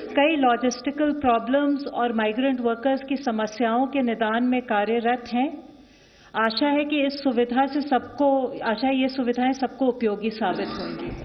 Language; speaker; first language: Hindi; native; Hindi